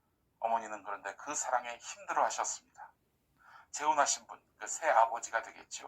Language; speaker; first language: Korean; native; Korean